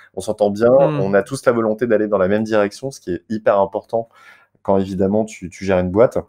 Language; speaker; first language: French; native; French